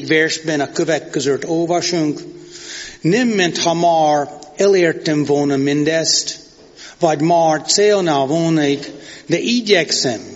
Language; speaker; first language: Hungarian; non-native, fluent; English